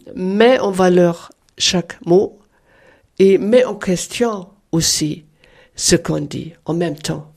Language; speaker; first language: French; non-native, fluent; German